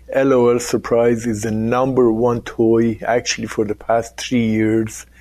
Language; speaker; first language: English; non-native, fluent; Persian